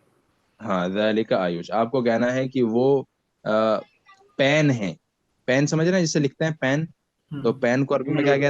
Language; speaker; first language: Hindi; native; Hindi